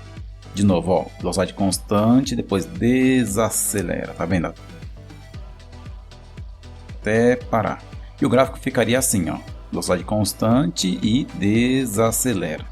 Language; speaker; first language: Portuguese; native; Portuguese